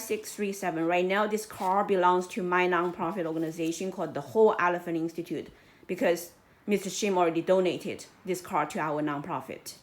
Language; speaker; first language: English; non-native, fluent; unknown